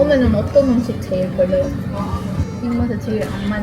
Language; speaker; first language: Korean; non-native, fluent; Hindi